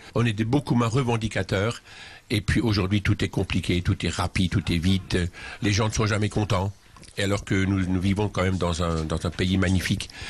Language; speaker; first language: French; non-native, local second language; Swiss German